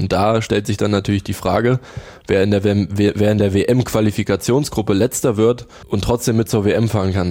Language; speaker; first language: German; native; German